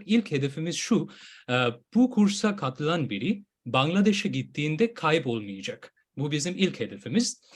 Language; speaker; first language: Turkish; non-native, fluent; Bangla